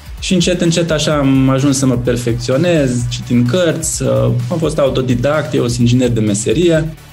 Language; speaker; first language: Romanian; native; Romanian